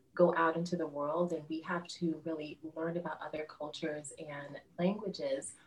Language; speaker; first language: English; native; English